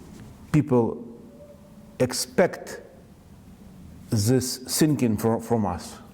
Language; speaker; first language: English; non-native, learner; Ukrainian